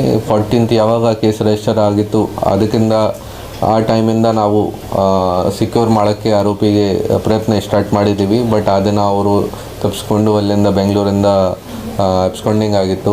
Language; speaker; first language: Kannada; non-native, fluent; Hindi